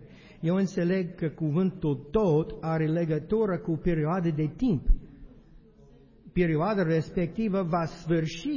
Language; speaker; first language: Romanian; non-native, learner; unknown